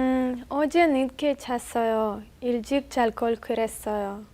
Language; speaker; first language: Korean; non-native, learner; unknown